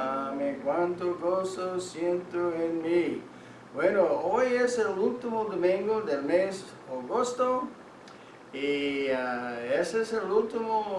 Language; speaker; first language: Spanish; non-native, fluent; English